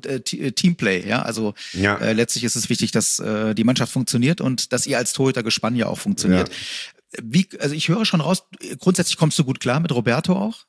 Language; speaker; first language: German; native; German